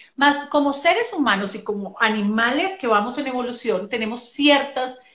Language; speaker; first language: Spanish; native; Spanish